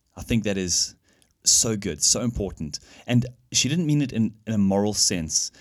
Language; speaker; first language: English; native; English